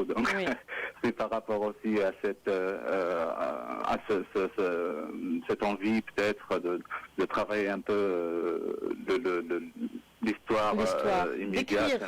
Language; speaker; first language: French; non-native, local second language; Arabic